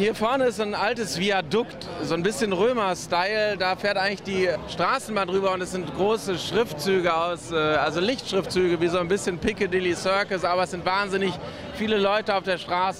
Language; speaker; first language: German; native; German